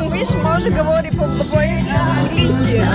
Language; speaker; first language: Bulgarian; non-native, learner; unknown